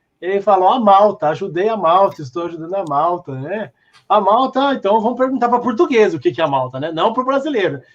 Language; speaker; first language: Portuguese; native; Portuguese